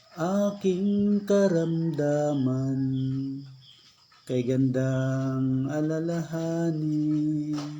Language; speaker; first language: Filipino; native; Filipino